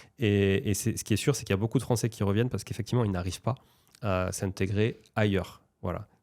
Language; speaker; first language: French; native; French